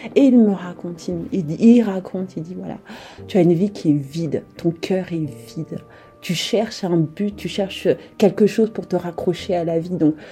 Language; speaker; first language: French; native; French